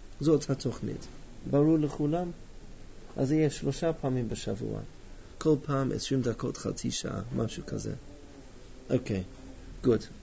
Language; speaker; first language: Hebrew; non-native, fluent; English